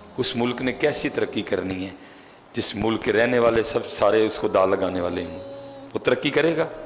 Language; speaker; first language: Urdu; non-native, local second language; Punjabi